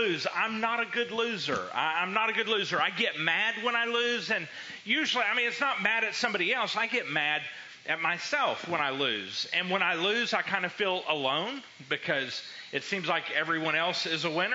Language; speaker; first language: English; native; English